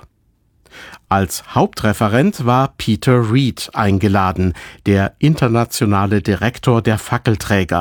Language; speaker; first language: German; native; German